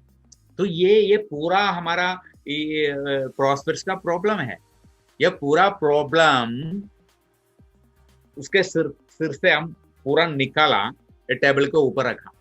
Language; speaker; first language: Hindi; non-native, local second language; Malayalam